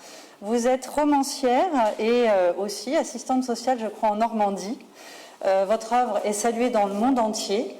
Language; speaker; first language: French; native; French